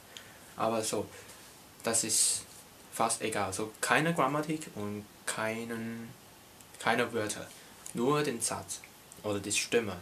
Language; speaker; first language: German; non-native, learner; Cantonese